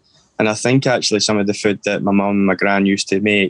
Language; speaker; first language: English; native; English